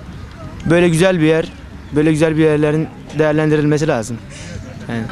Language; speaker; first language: Turkish; native; Turkish